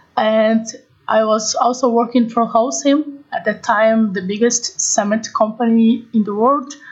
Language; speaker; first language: English; non-native, fluent; Portuguese